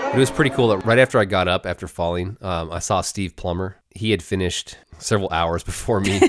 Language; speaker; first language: English; non-native, fluent; Dutch